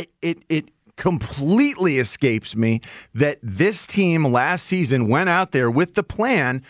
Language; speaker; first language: English; native; English